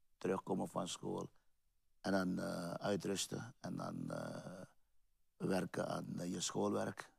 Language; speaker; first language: Dutch; native; Dutch